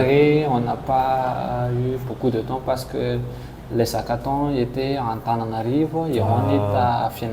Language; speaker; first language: French; non-native, local second language; Malagasy